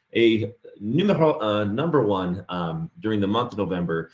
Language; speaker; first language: English; native; English